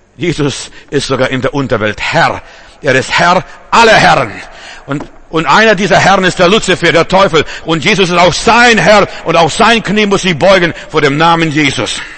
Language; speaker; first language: German; non-native, fluent; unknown